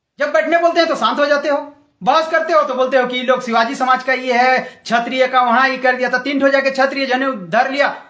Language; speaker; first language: Hindi; non-native, local second language; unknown